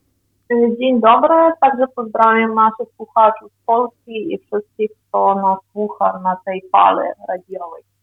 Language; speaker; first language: Polish; non-native, fluent; Ukrainian